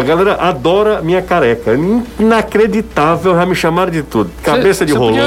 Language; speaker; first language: Portuguese; native; Portuguese